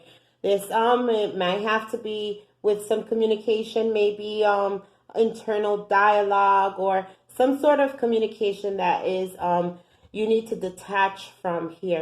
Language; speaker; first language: English; native; English